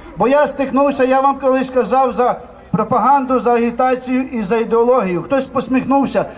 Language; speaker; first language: Ukrainian; native; Ukrainian